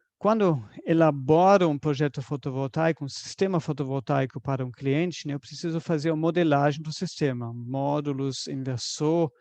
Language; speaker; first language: Portuguese; non-native, fluent; German